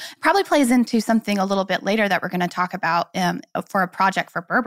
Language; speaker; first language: English; native; English